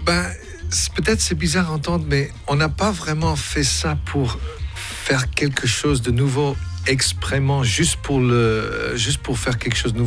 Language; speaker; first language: French; non-native, fluent; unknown